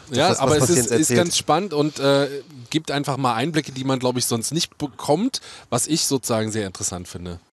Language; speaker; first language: German; native; German